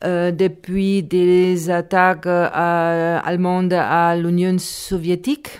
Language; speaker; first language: French; non-native, learner; Spanish